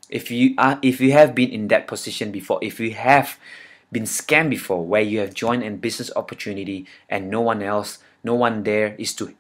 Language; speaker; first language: English; non-native, fluent; Indonesian